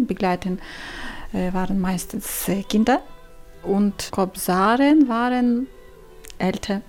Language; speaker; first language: German; non-native, learner; Ukrainian